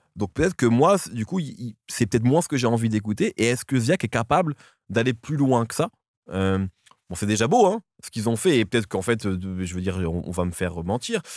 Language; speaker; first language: French; native; French